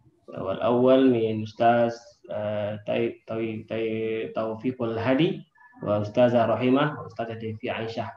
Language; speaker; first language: Arabic; non-native, fluent; Indonesian